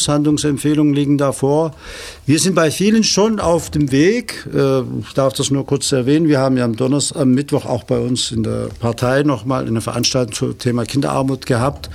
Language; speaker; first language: German; native; German